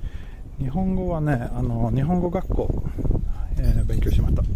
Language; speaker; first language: Japanese; non-native, learner; Swedish